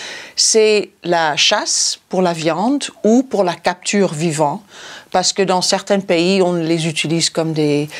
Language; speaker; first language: French; non-native, fluent; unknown